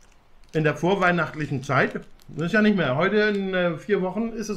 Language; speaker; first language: German; native; German